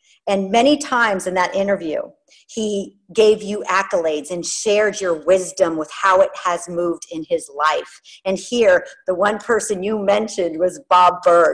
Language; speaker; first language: English; native; English